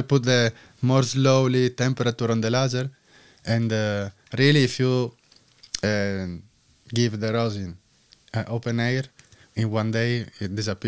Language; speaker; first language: English; non-native, learner; Italian